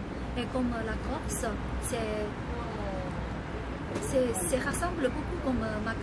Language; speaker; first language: French; non-native, fluent; Chinese